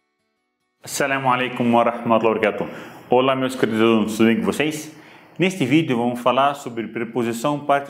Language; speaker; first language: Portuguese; non-native, fluent; Arabic